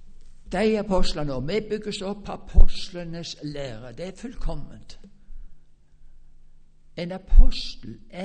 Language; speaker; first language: Norwegian; native; Norwegian